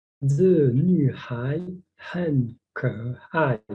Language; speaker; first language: Chinese; non-native, learner; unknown